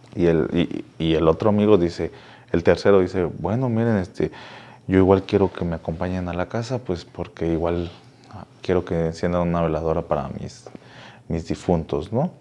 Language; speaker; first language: Spanish; native; Spanish